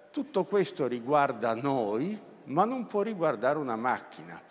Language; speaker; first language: Italian; native; Italian